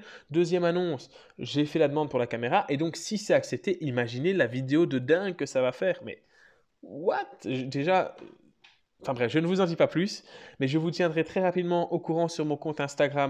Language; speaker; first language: French; native; French